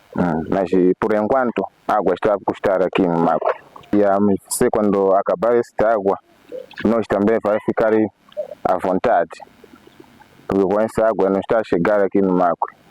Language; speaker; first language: Portuguese; non-native, local second language; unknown